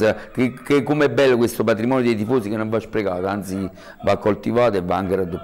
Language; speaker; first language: Italian; native; Italian